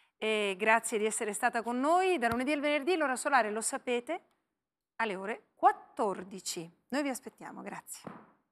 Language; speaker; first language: Italian; native; Italian